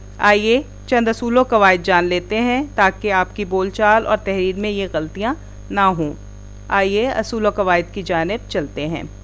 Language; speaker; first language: Urdu; native; Urdu